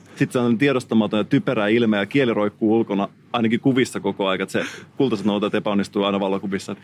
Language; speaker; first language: Finnish; native; Finnish